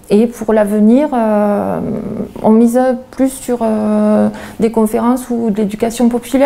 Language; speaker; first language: French; native; French